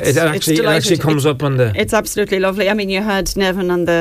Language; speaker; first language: English; native; English